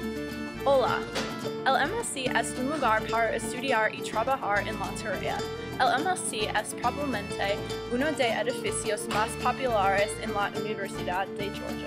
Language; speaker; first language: Spanish; non-native, learner; English